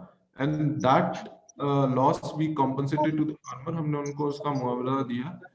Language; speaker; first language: Hindi; native; Hindi